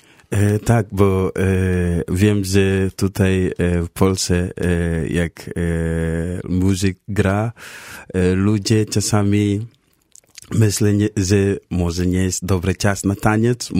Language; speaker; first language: Polish; non-native, learner; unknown